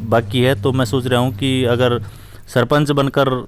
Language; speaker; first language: Hindi; native; Hindi